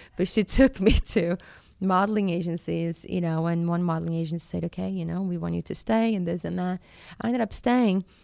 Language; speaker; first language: English; non-native, fluent; Portuguese